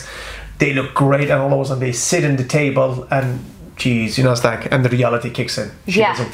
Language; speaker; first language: English; non-native, fluent; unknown